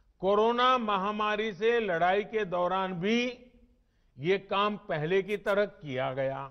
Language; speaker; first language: Hindi; non-native, local second language; Gujarati